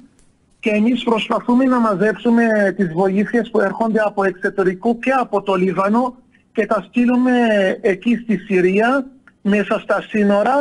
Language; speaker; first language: Greek; non-native, fluent; Arabic